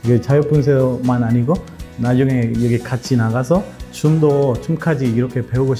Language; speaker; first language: Korean; non-native, fluent; Spanish